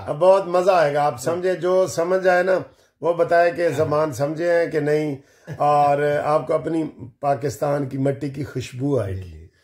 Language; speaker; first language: Urdu; non-native, local second language; Punjabi